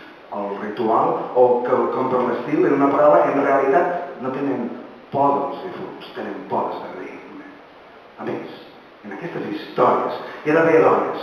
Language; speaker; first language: Catalan; native; Catalan